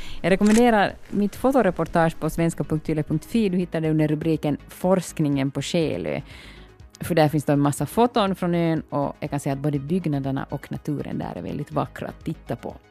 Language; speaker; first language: Swedish; native; Swedish